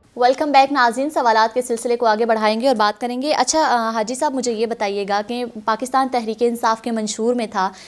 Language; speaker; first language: Urdu; native; Urdu